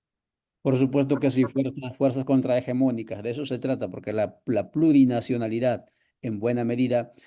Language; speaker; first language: Spanish; native; Spanish